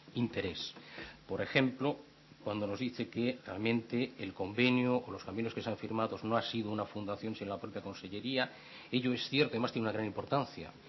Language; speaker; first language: Spanish; non-native, local second language; Galician